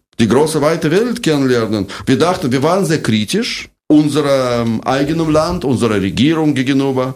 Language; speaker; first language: German; non-native, fluent; Russian